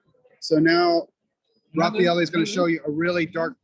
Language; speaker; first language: English; native; English